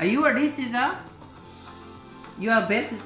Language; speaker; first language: English; non-native, learner; Japanese